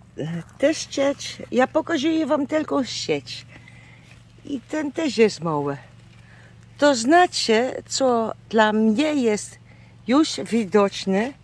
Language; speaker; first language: Polish; non-native, learner; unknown